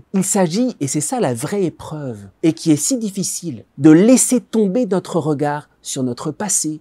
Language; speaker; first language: French; native; French